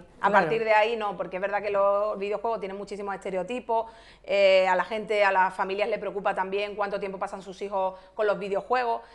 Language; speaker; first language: Spanish; native; Spanish